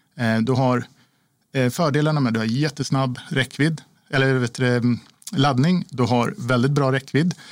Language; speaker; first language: Swedish; native; Swedish